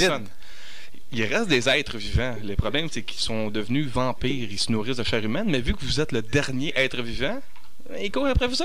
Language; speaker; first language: French; native; French